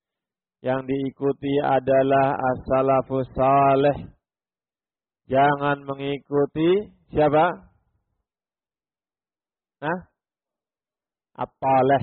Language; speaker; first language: Indonesian; native; Indonesian